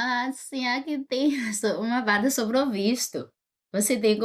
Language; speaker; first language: Portuguese; non-native, fluent; Chinese